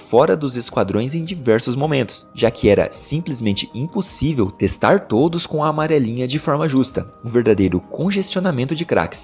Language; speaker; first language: Portuguese; native; Portuguese